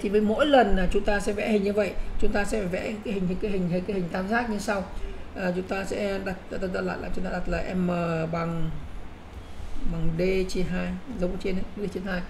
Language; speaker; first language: Vietnamese; native; Vietnamese